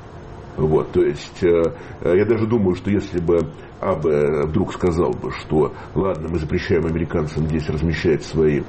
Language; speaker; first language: Russian; native; Russian